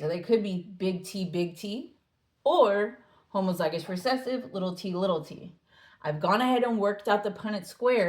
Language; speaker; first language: English; native; English